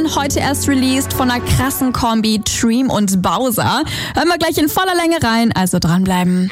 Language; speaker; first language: German; native; German